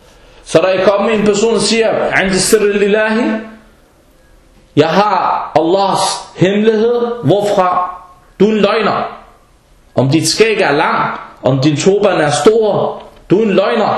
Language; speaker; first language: Danish; early bilingual, other home language; Arabic